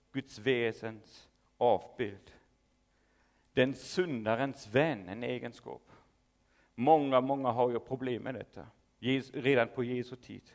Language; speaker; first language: Swedish; non-native, fluent; German